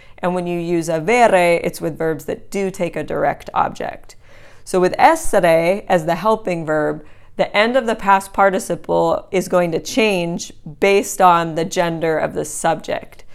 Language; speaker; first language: English; native; English